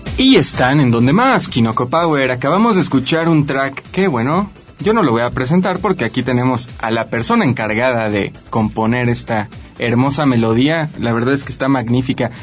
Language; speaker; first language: Spanish; native; Spanish